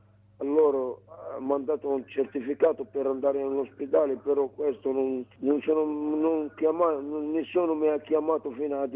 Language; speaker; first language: Italian; non-native, learner; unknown